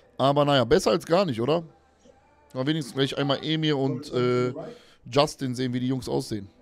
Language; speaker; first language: German; early bilingual, other home language; Polish